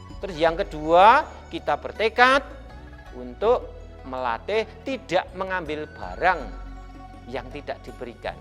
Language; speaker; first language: Indonesian; native; Indonesian